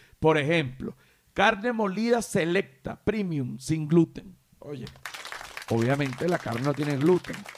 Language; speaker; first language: Spanish; native; Spanish